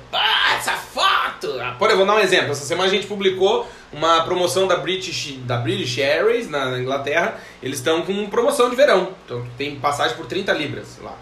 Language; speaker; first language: Portuguese; native; Portuguese